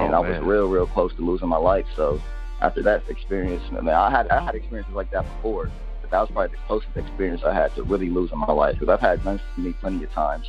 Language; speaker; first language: English; native; English